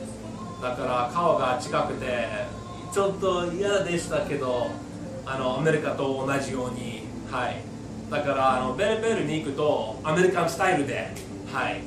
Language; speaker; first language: Japanese; non-native, fluent; English